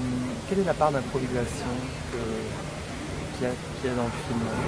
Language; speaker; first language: French; native; French